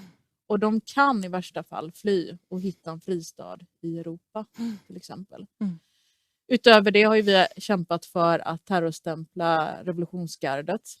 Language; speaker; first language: Swedish; early bilingual, other home language; Persian